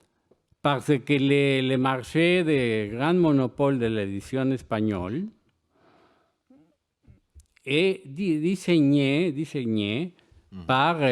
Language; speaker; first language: French; non-native, learner; Spanish